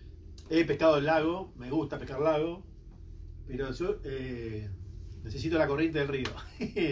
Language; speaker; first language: Spanish; native; Spanish